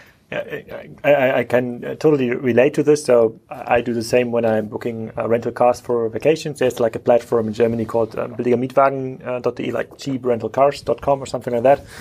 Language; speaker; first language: English; non-native, fluent; German